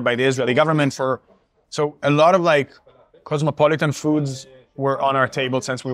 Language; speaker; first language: English; non-native, fluent; Hebrew